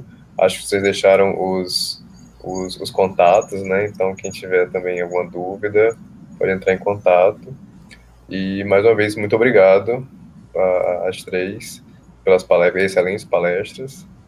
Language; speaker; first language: Portuguese; native; Portuguese